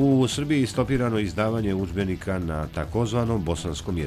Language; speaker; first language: Serbian; native; Serbian